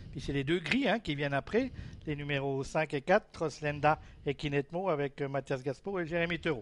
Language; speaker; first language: French; native; French